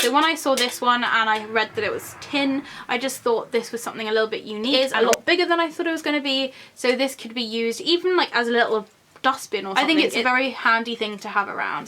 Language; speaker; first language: English; native; English